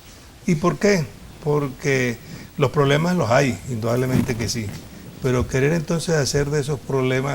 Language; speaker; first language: Spanish; native; Spanish